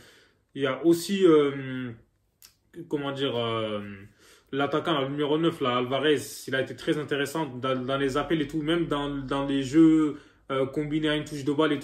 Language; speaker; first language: French; native; French